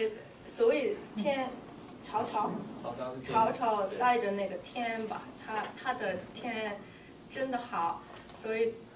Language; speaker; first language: Chinese; non-native, learner; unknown